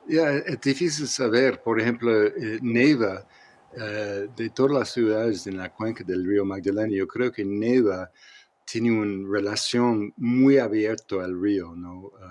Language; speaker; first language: Spanish; non-native, fluent; English